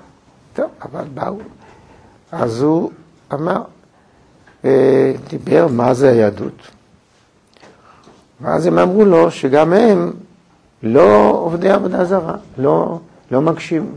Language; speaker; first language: Hebrew; native; Hebrew